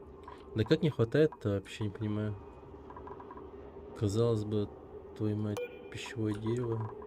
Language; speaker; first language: Russian; native; Russian